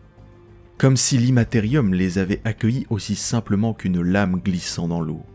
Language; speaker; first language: French; native; French